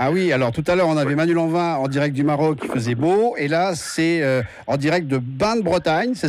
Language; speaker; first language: French; native; French